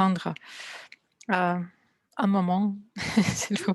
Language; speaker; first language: French; non-native, learner; Russian